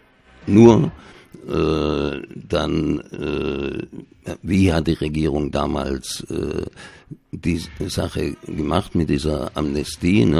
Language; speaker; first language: German; native; German